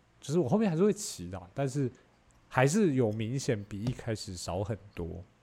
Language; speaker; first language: Chinese; native; Chinese